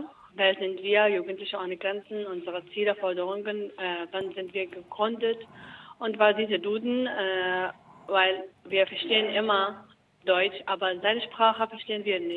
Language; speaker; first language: German; non-native, learner; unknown